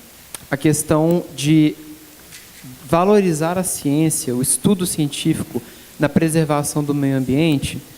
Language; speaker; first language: Portuguese; native; Portuguese